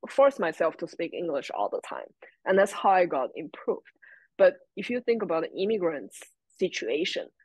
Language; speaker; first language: English; non-native, fluent; Chinese